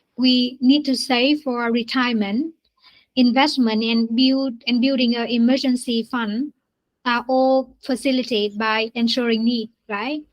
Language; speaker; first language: English; non-native, learner; Vietnamese